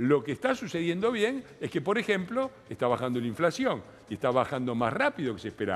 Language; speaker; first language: Spanish; native; Spanish